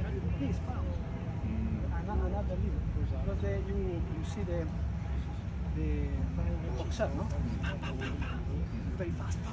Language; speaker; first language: English; non-native, learner; Italian